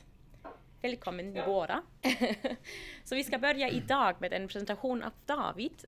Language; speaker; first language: Swedish; non-native, fluent; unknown